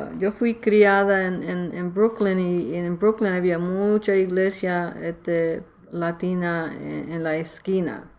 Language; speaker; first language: Spanish; early bilingual, heritage; Spanish